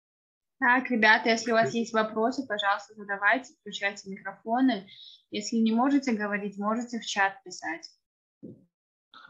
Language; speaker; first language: Russian; native; Russian